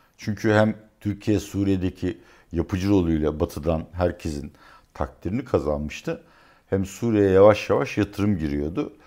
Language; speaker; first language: Turkish; native; Turkish